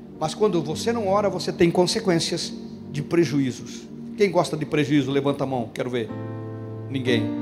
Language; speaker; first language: Portuguese; native; Portuguese